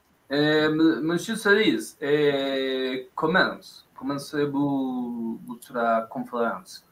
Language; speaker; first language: French; non-native, learner; Spanish